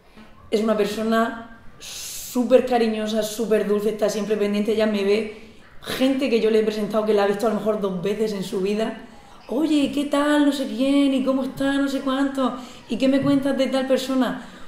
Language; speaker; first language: Spanish; native; Spanish